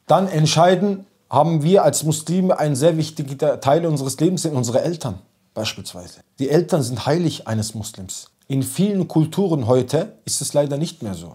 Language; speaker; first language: German; early bilingual, other home language; Turkish